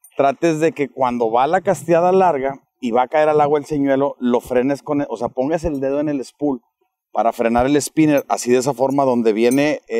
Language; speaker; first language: Spanish; native; Spanish